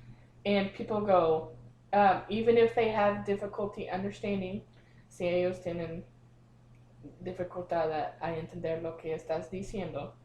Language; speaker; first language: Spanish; non-native, learner; English